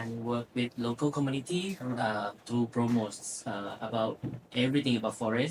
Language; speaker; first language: English; non-native, learner; Thai